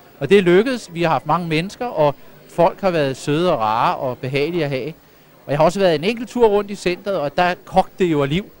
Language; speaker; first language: Danish; native; Danish